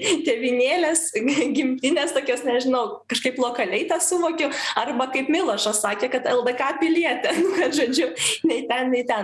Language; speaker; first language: Lithuanian; non-native, local second language; Polish